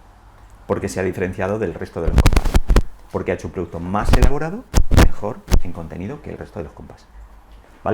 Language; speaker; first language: Spanish; native; Spanish